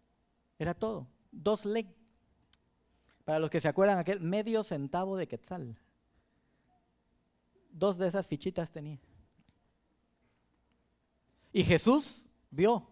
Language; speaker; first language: Spanish; native; Spanish